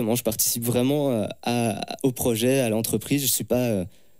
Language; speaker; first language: French; native; French